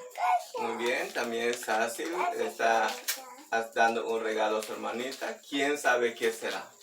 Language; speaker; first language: Spanish; native; Spanish